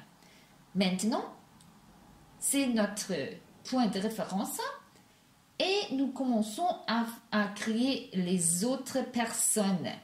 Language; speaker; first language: French; non-native, fluent; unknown